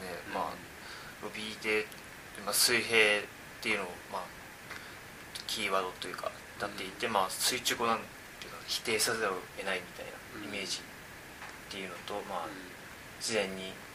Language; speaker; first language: Japanese; native; Japanese